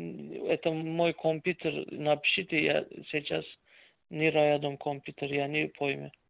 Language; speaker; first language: Russian; non-native, learner; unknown